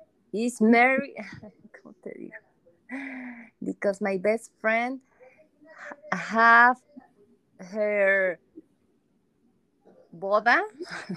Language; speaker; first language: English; non-native, learner; Spanish